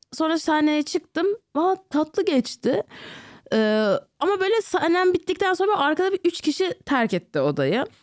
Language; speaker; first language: Turkish; native; Turkish